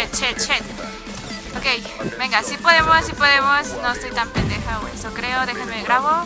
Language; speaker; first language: Spanish; native; Spanish